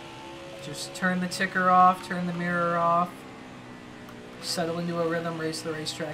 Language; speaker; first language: English; native; English